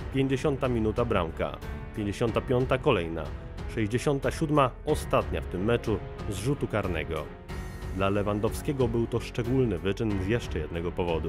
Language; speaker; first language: Polish; native; Polish